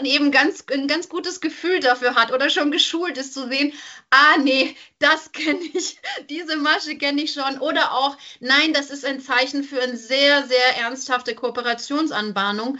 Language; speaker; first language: German; native; German